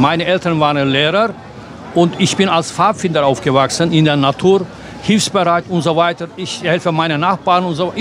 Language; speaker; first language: German; non-native, fluent; Turkish